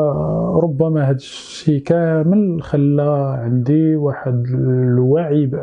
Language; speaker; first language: Arabic; native; Arabic